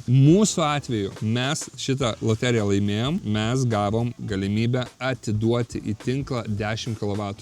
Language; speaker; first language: Lithuanian; native; Lithuanian